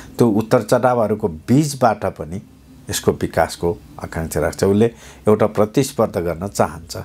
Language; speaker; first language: Nepali; non-native, local second language; Eastern Tamang